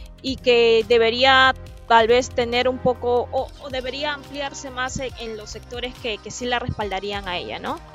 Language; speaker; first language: Spanish; native; Spanish